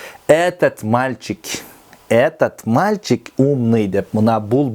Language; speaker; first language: Russian; non-native, fluent; Kyrgyz